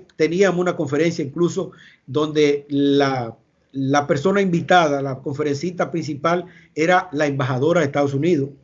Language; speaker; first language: Spanish; native; Spanish